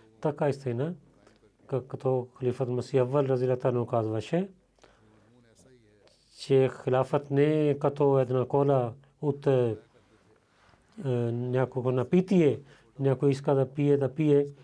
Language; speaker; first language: Bulgarian; non-native, learner; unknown